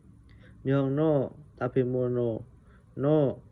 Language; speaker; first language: Japanese; non-native, learner; Indonesian